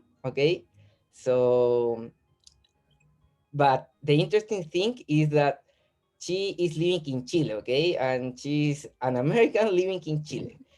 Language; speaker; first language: English; non-native, learner; Spanish